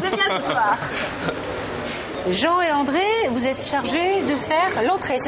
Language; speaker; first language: French; native; French